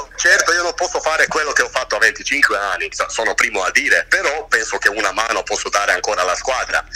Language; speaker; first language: Italian; non-native, fluent; Croatian